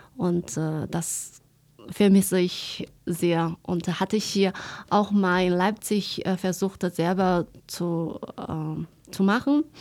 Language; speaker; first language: German; non-native, fluent; Chinese